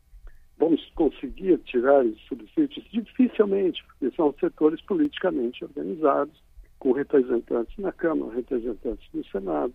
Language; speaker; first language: Portuguese; native; Portuguese